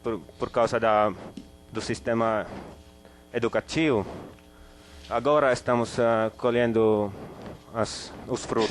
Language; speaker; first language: Portuguese; non-native, fluent; Finnish